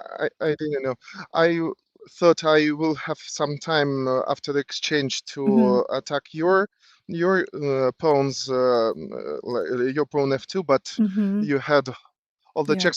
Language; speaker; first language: English; non-native, fluent; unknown